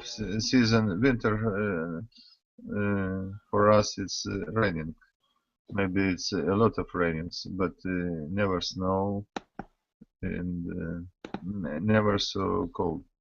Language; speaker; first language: English; non-native, learner; Russian